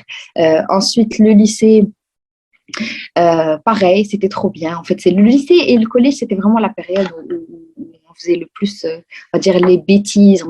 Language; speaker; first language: French; non-native, local second language; Arabic